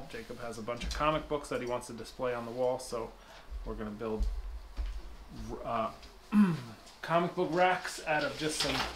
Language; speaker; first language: English; native; English